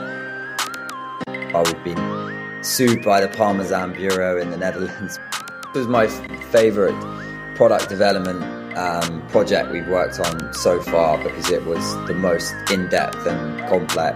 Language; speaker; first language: English; native; English